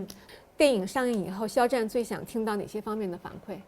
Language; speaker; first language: Chinese; native; Chinese